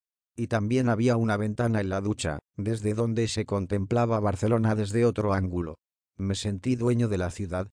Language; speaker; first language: Spanish; native; Spanish